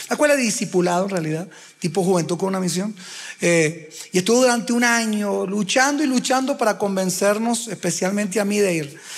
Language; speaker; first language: Spanish; native; Spanish